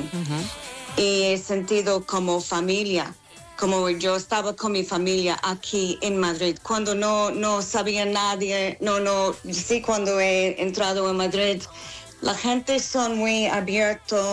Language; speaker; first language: Spanish; non-native, learner; English